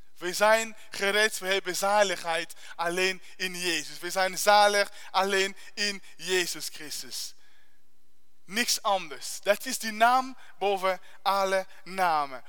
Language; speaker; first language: Dutch; non-native, fluent; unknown